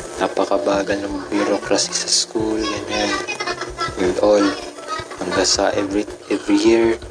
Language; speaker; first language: Filipino; native; Filipino